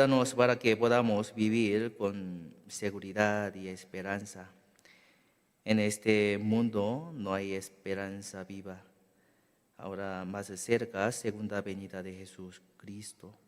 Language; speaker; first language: Spanish; non-native, learner; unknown